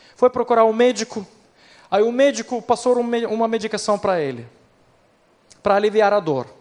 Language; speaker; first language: Portuguese; non-native, fluent; Ukrainian